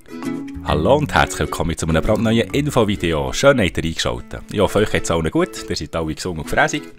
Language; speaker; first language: German; native; German